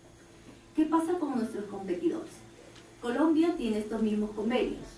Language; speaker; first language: Spanish; native; Spanish